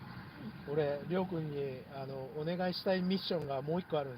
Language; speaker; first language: Japanese; native; Japanese